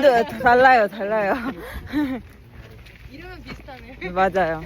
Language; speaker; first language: Korean; non-native, learner; Malayalam